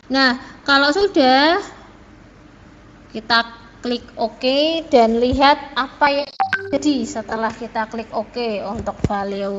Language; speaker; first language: Indonesian; native; Indonesian